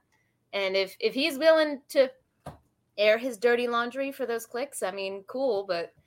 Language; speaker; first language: English; native; English